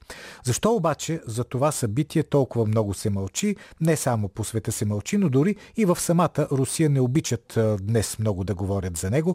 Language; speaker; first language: Bulgarian; native; Bulgarian